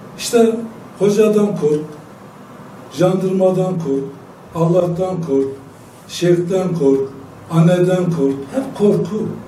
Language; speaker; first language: Turkish; non-native, local second language; Kurdish